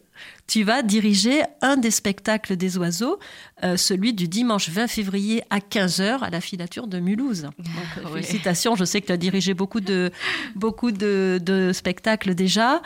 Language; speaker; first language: French; native; French